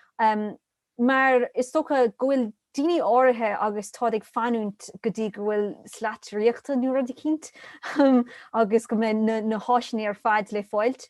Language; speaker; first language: Irish; non-native, local second language; English